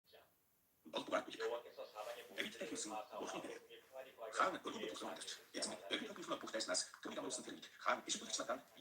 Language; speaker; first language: Mongolian; native; Mongolian